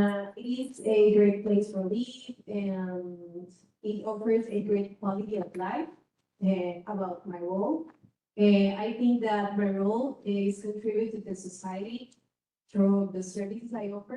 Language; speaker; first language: English; non-native, learner; Spanish